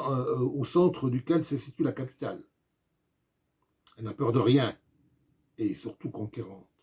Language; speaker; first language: French; native; French